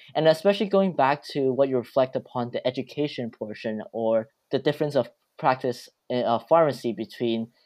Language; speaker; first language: English; early bilingual, other home language; Cantonese